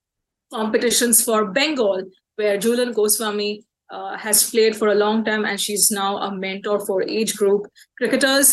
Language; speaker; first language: English; non-native, local second language; Bangla